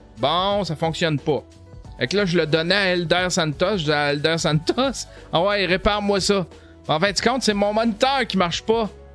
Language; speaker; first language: French; native; French